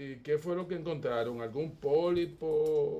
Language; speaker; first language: Spanish; native; Spanish